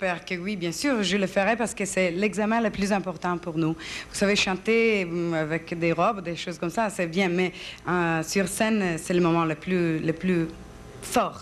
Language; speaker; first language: French; non-native, fluent; Italian